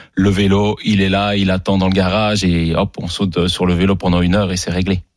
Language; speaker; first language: French; native; French